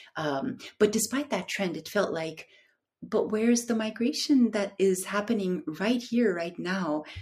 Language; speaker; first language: English; non-native, fluent; Turkish